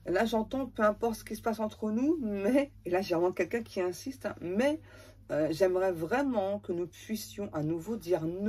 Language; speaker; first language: French; native; French